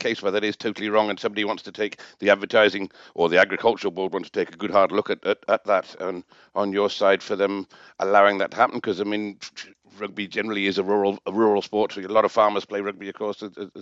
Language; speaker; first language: English; native; English